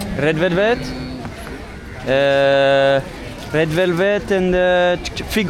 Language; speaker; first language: English; non-native, learner; French